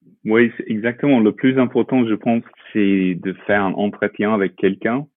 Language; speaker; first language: French; non-native, fluent; English